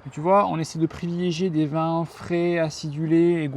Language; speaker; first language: French; native; French